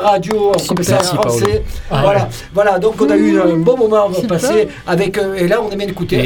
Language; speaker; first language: French; native; French